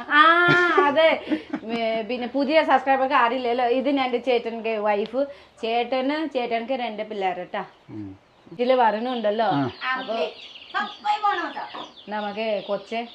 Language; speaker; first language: Malayalam; non-native, learner; Nepali